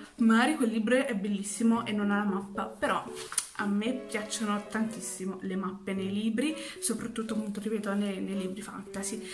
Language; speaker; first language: Italian; native; Italian